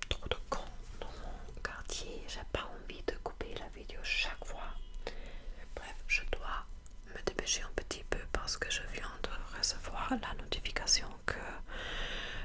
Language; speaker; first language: French; non-native, fluent; English